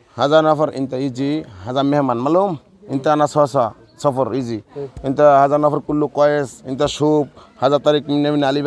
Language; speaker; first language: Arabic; non-native, learner; Bangla